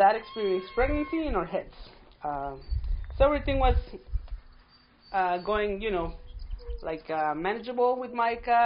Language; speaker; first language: English; non-native, fluent; Spanish